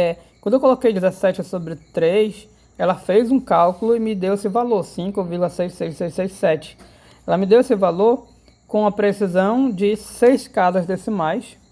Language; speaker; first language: Portuguese; native; Portuguese